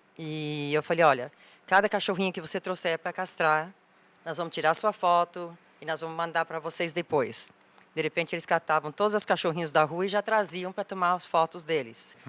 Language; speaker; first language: Portuguese; non-native, fluent; English